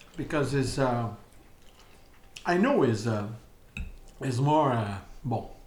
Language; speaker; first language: English; non-native, learner; French